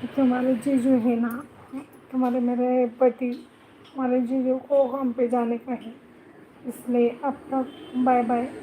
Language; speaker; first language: Hindi; non-native, local second language; Marathi